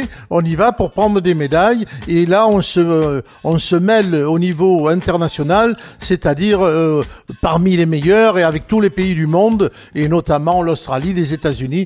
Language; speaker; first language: French; native; French